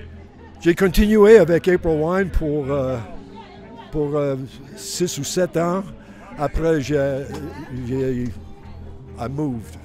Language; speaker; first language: French; non-native, learner; English